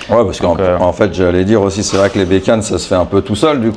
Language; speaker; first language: French; native; French